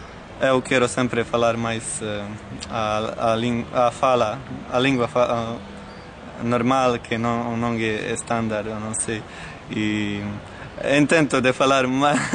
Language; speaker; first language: Portuguese; non-native, learner; Croatian